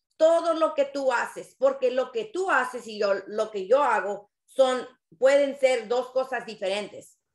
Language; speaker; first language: Spanish; early bilingual, other home language; English